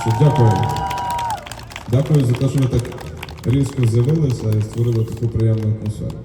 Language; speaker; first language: Ukrainian; native; Ukrainian